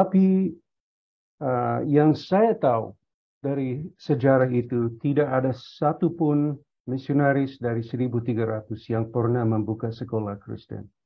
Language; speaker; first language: Indonesian; non-native, fluent; English